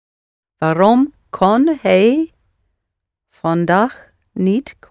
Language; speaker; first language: Dutch; non-native, learner; English